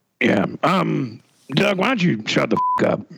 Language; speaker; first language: English; native; English